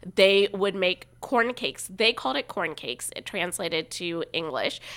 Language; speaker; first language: English; native; English